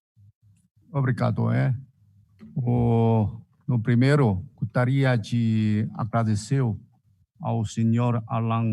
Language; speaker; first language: Portuguese; non-native, fluent; Chinese